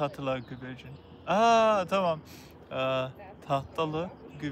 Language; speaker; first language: Turkish; non-native, learner; English